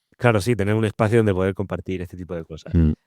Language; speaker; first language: Spanish; native; Spanish